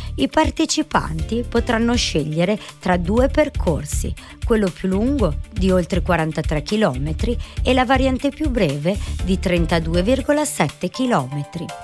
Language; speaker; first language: Italian; non-native, fluent; Croatian